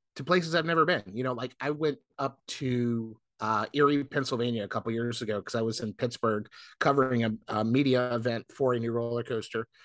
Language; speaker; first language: English; native; English